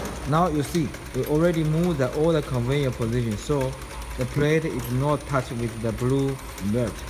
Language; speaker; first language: English; non-native, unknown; Chinese